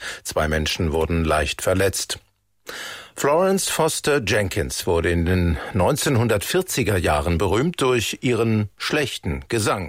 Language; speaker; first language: German; native; German